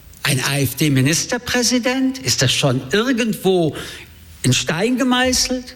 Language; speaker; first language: German; early bilingual, other home language; French